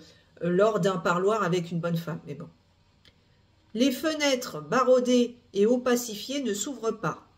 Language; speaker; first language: French; native; French